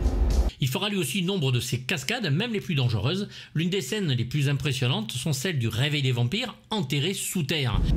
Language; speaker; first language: French; native; French